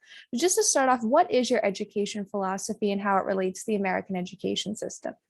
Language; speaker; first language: English; native; English